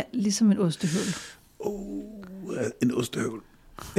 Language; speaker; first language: Danish; native; Danish